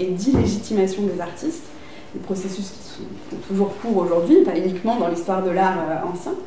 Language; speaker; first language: French; native; French